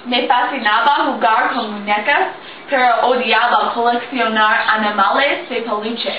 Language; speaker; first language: Spanish; non-native, learner; English